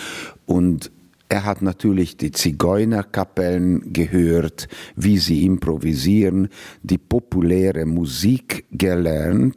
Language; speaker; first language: German; non-native, fluent; Hungarian